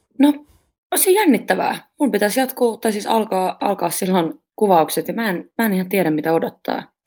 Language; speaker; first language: Finnish; native; Finnish